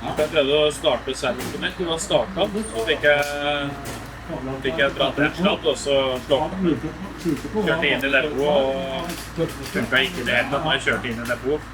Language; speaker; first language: Norwegian; native; Norwegian